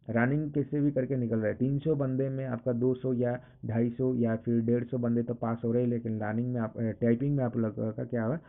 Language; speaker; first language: Hindi; non-native, local second language; Assamese